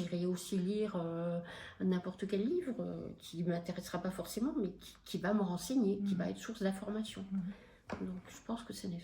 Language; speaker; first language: French; native; French